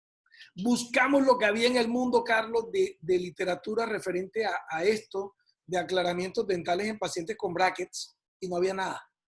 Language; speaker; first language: Spanish; native; Spanish